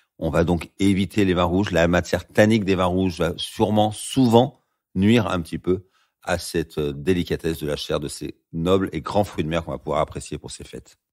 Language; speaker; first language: French; native; French